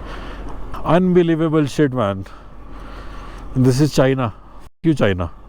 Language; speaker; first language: English; non-native, fluent; Hindi